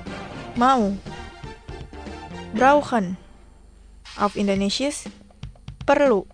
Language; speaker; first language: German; non-native, fluent; Indonesian